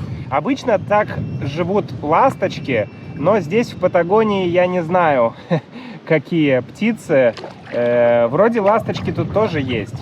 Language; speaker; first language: Russian; native; Russian